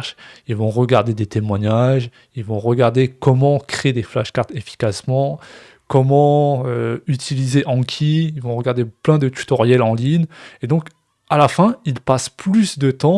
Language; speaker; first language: French; native; French